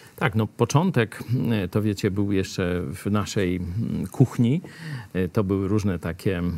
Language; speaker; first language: Polish; native; Polish